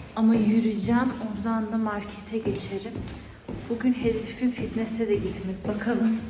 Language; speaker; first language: Turkish; early bilingual, heritage; Turkish